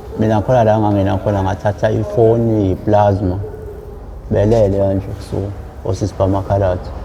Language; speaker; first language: Zulu; native; Zulu